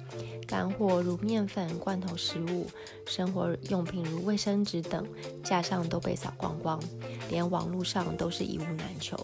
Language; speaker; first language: Chinese; native; Chinese